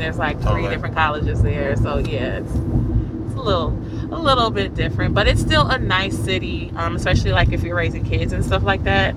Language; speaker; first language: English; native; English